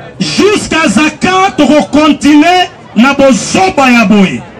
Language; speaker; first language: Lingala; native; Lingala